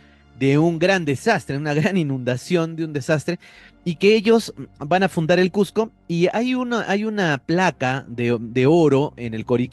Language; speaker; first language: Spanish; native; Spanish